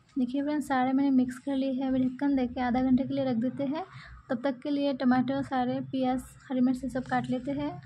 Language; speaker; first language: Hindi; non-native, local second language; Bangla